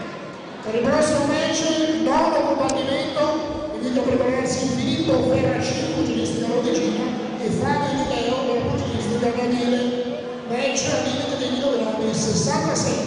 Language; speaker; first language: Italian; native; Italian